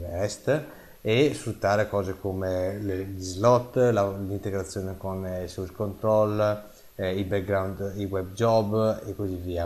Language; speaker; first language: Italian; native; Italian